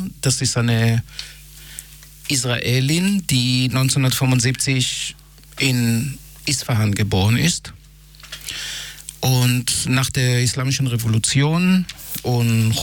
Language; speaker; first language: German; non-native, fluent; Hebrew